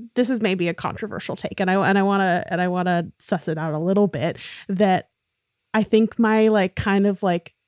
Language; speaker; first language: English; native; English